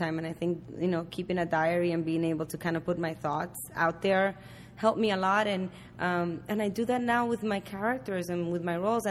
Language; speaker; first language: English; early bilingual, other home language; Spanish